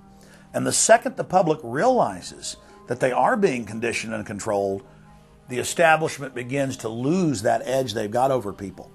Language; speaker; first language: English; native; English